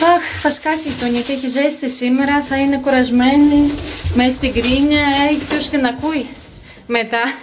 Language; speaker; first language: Greek; non-native, fluent; Russian